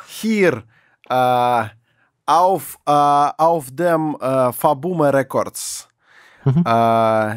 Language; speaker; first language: German; non-native, learner; Russian